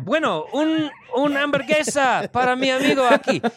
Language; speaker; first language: Spanish; non-native, fluent; English